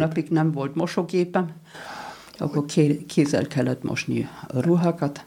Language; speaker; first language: Hungarian; non-native, learner; German